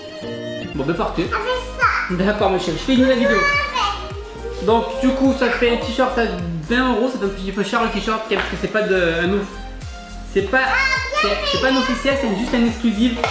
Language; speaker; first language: French; native; French